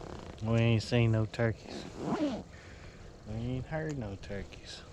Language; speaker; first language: English; native; English